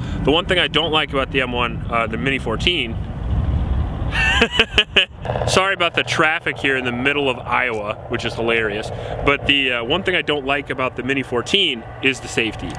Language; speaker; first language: English; native; English